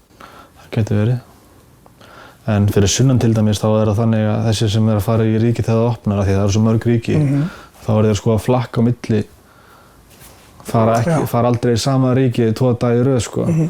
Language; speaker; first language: Icelandic; native; Icelandic